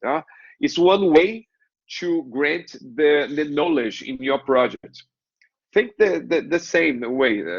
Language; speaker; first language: English; non-native, learner; Portuguese